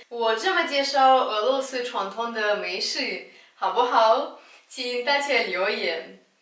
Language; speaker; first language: Chinese; non-native, fluent; Russian